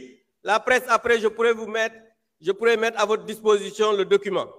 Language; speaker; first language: French; non-native, local second language; Wolof